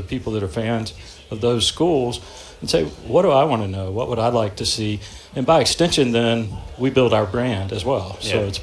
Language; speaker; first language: English; native; English